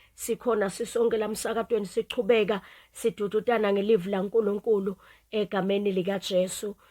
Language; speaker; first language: Zulu; non-native, local second language; Swati